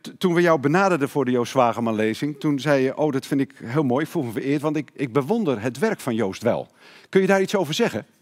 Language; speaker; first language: Dutch; native; Dutch